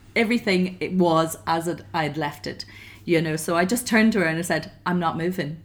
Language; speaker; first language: English; native; English